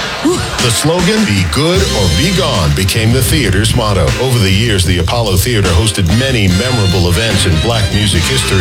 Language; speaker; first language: English; native; English